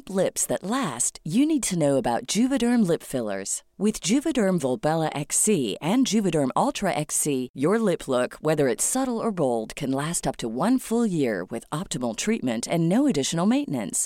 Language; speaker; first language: English; native; English